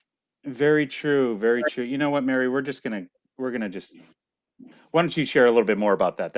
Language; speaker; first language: English; native; English